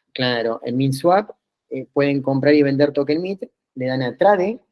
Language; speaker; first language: Spanish; native; Spanish